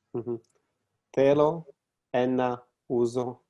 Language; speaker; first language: Greek; non-native, learner; English